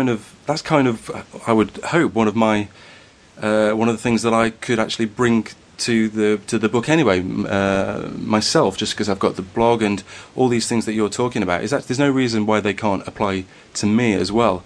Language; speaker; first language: English; native; English